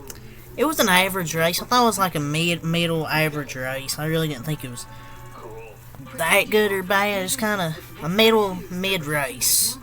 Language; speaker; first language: English; native; English